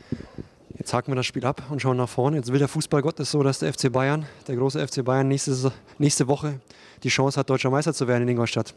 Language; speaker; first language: German; native; German